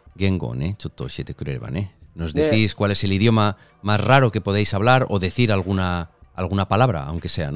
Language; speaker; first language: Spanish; non-native, fluent; Japanese